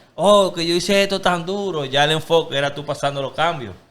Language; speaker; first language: Spanish; early bilingual, other home language; English